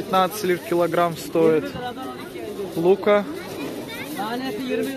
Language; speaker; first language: Russian; early bilingual, heritage; Russian